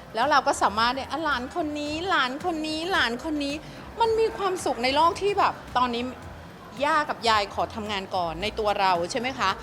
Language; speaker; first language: Thai; native; Thai